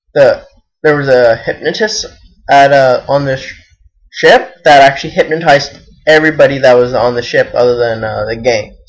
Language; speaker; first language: English; native; English